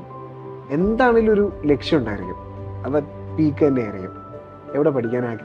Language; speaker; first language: Malayalam; native; Malayalam